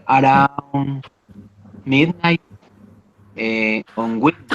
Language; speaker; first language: English; non-native, learner; Spanish